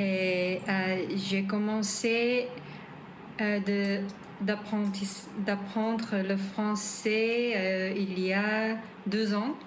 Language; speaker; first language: French; non-native, learner; Korean